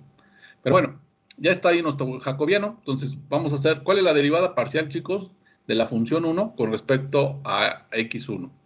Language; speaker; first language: Spanish; native; Spanish